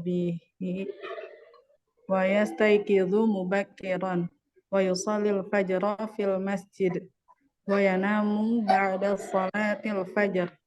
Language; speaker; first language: Arabic; non-native, learner; Indonesian